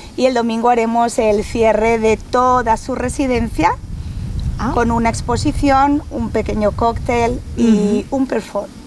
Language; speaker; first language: Spanish; native; Spanish